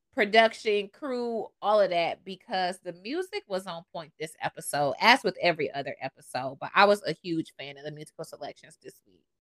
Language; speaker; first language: English; native; English